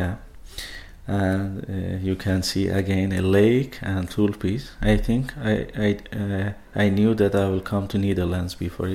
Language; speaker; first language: English; non-native, learner; Persian